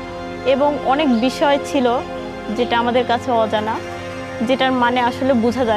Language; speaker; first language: Bangla; non-native, local second language; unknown